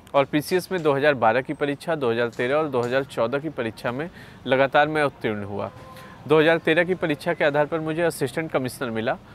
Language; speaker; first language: Hindi; native; Hindi